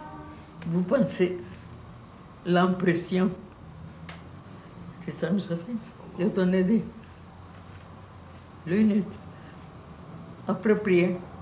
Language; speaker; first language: French; non-native, fluent; Spanish